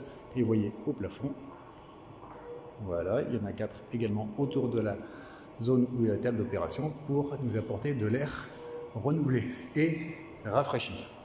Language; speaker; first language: French; native; French